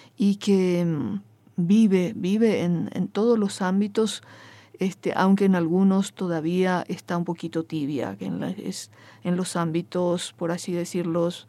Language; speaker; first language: Spanish; non-native, local second language; Guarani